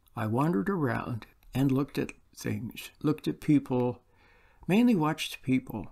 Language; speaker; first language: English; native; English